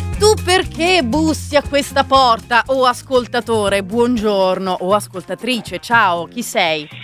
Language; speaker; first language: Italian; native; Italian